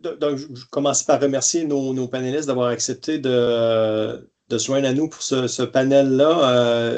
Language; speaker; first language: French; native; French